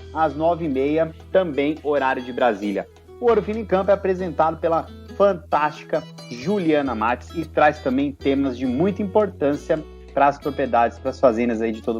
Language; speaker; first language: Portuguese; native; Portuguese